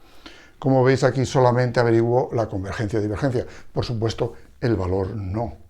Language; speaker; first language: Spanish; native; Spanish